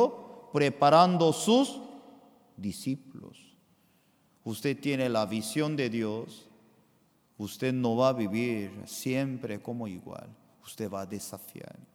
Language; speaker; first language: Spanish; non-native, fluent; Korean